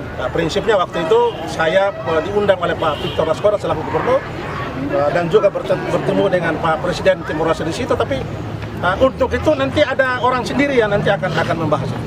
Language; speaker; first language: Indonesian; non-native, local second language; Tetum